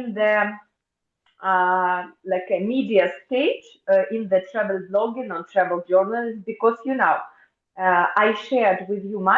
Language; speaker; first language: English; non-native, fluent; Russian